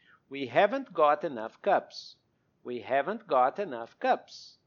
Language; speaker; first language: English; non-native, fluent; Portuguese